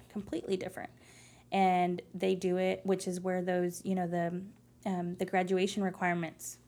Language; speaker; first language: English; early bilingual, other home language; Spanish